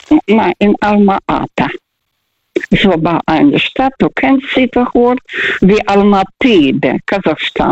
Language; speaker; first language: German; non-native, fluent; Russian